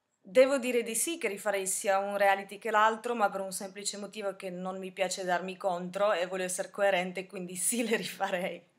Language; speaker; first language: Italian; non-native, fluent; Slovak